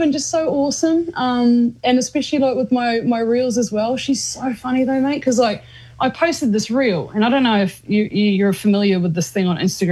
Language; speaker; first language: English; native; English